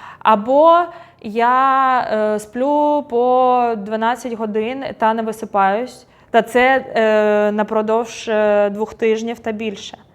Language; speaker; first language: Ukrainian; non-native, local second language; Russian